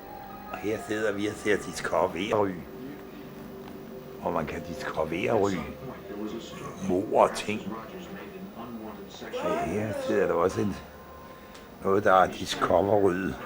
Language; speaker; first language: Danish; native; Danish